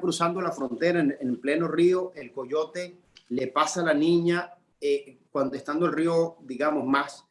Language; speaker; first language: Spanish; native; Spanish